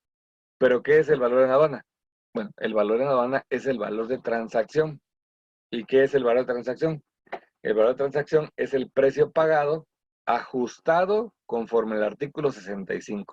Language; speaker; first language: Spanish; native; Spanish